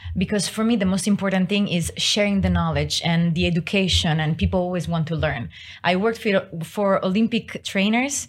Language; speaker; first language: English; non-native, fluent; Italian